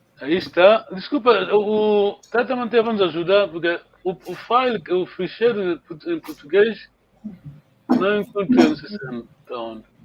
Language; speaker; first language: Portuguese; non-native, local second language; Kongo